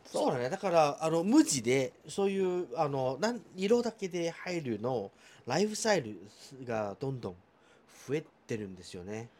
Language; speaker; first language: Japanese; non-native, fluent; Chinese